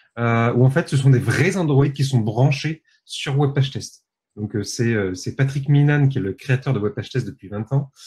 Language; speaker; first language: French; native; French